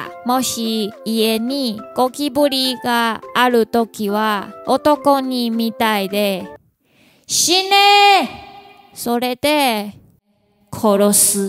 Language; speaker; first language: Japanese; non-native, learner; Chinese